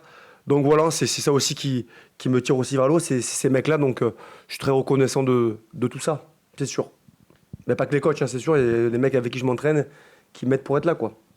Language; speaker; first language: French; native; French